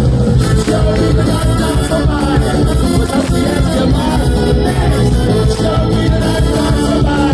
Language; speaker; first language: German; non-native, learner; Dutch